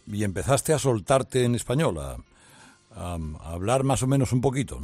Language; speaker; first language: Spanish; native; Spanish